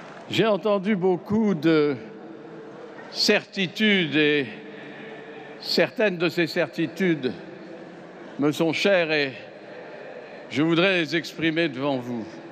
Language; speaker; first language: French; native; French